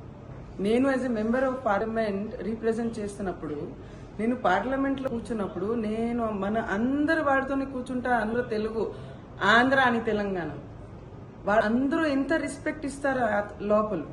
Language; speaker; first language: Telugu; non-native, local second language; Hindi